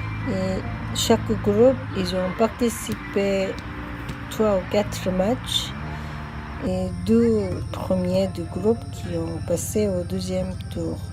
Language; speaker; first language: French; non-native, fluent; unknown